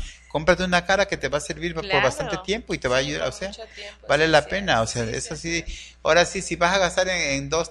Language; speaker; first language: Spanish; native; Spanish